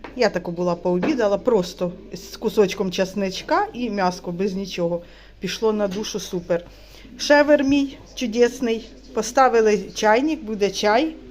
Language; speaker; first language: Ukrainian; native; Ukrainian